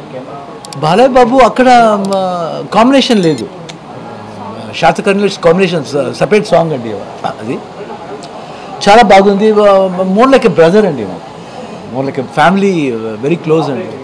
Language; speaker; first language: Telugu; non-native, learner; Kannada